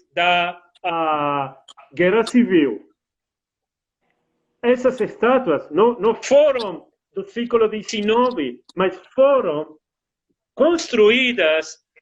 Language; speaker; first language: Portuguese; non-native, fluent; Spanish